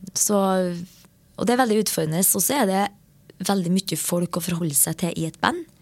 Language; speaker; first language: Norwegian; native; Norwegian